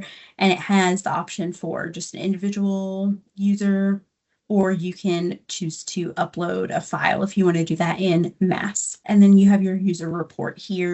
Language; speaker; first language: English; native; English